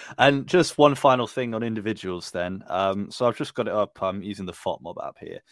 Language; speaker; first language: English; native; English